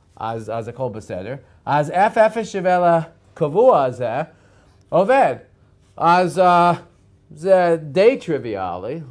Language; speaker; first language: Hebrew; non-native, fluent; English